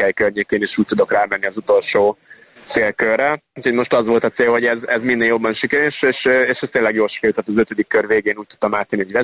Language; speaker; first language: Hungarian; native; Hungarian